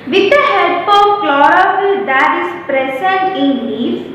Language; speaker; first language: English; non-native, local second language; Malayalam